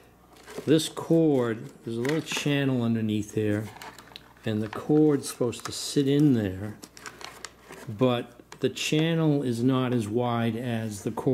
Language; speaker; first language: English; native; English